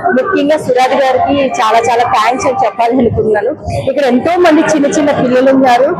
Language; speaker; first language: Telugu; native; Telugu